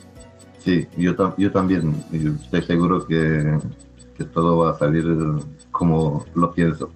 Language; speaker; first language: Spanish; non-native, fluent; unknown